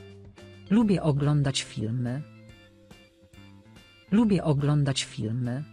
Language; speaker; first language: Polish; non-native, learner; Spanish